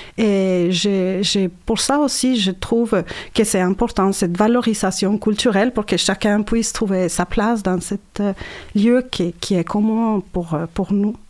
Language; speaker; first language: French; non-native, fluent; Spanish